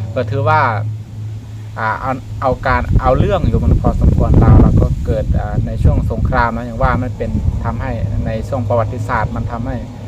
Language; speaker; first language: Thai; native; Thai